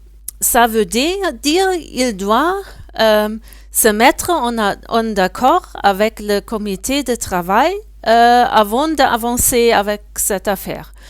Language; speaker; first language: French; non-native, learner; German